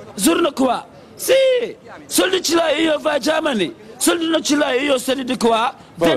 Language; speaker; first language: Italian; non-native, learner; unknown